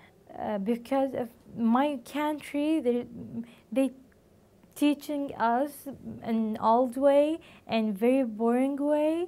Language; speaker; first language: English; non-native, learner; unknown